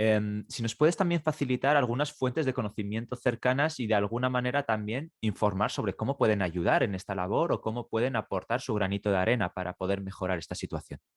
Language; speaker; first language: Spanish; native; Spanish